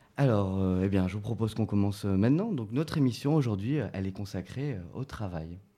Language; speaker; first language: French; native; French